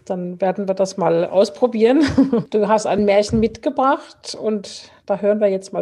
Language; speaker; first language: German; native; German